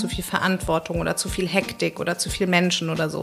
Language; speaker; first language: German; native; German